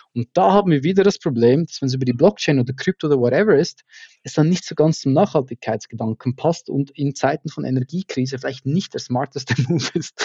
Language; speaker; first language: German; native; German